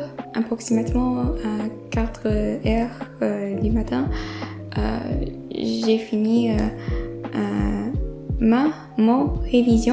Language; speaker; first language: French; non-native, learner; English